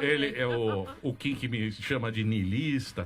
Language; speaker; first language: Portuguese; native; Portuguese